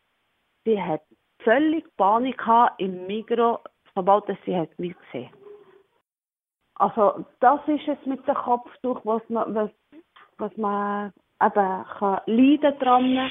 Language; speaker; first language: German; non-native, learner; Arabic